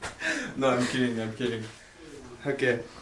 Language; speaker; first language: English; non-native, learner; French